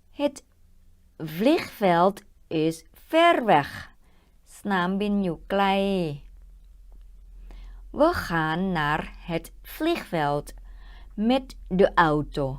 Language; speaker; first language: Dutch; non-native, learner; Thai